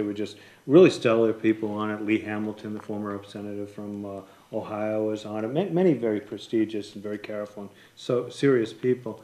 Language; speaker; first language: English; native; English